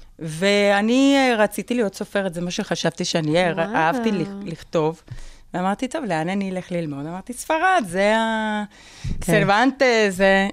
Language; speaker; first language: Hebrew; non-native, fluent; Spanish